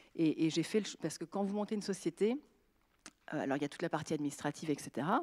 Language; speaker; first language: French; native; French